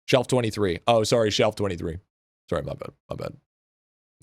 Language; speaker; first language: English; native; English